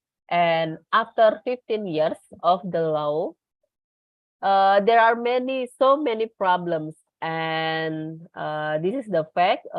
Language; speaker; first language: English; non-native, learner; Indonesian